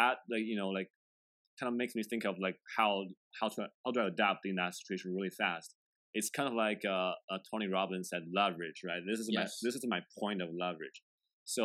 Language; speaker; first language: English; non-native, fluent; Chinese